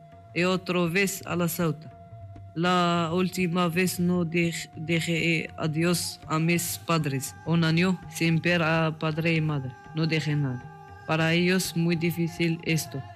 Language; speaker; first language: Spanish; non-native, learner; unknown